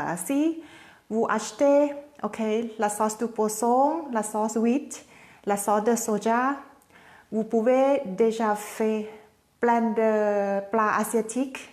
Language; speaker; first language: French; non-native, fluent; Thai